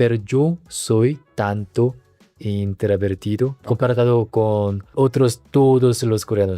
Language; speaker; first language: Spanish; non-native, learner; Korean